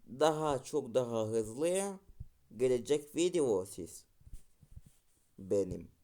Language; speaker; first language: Turkish; non-native, learner; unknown